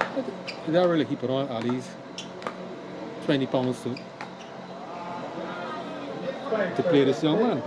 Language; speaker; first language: English; native; English